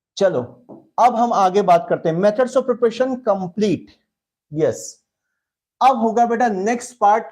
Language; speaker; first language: Hindi; native; Hindi